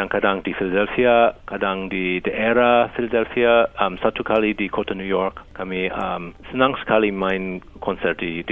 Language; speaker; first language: Indonesian; non-native, fluent; English